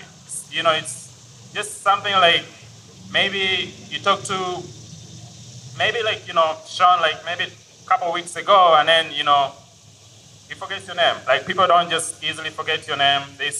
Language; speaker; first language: English; non-native, local second language; Ganda